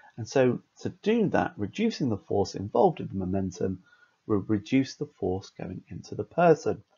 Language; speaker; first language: English; native; English